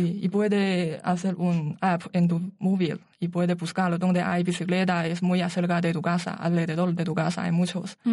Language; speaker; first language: Spanish; non-native, learner; Chinese